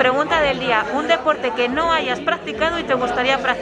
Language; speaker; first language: Spanish; native; Spanish